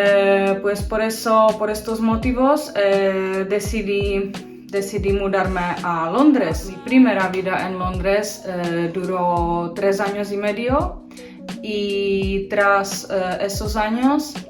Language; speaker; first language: Spanish; non-native, fluent; Czech